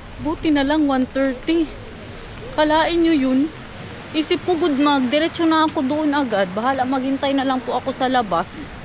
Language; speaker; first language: Filipino; non-native, local second language; Cebuano